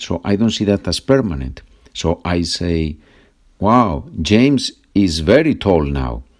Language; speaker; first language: English; non-native, fluent; Spanish